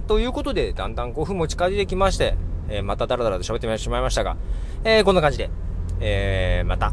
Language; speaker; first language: Japanese; native; Japanese